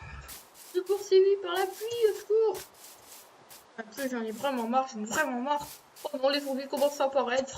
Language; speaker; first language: French; native; French